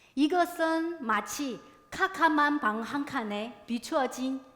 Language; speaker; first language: Korean; non-native, fluent; Chinese